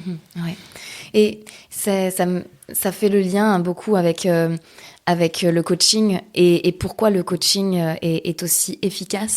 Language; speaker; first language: French; native; French